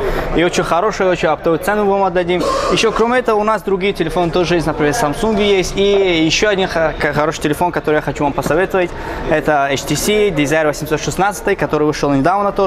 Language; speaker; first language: Russian; non-native, fluent; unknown